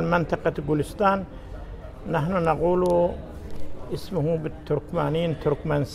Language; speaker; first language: Arabic; non-native, learner; Turkmen